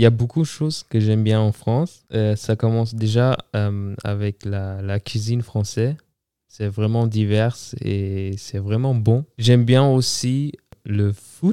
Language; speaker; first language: French; non-native, fluent; German